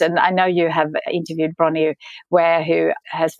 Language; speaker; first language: English; non-native, fluent; Swedish